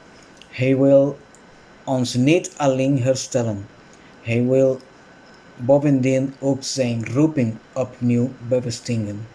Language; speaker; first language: Dutch; non-native, fluent; Spanish